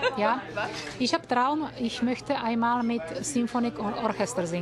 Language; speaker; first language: German; non-native, learner; Czech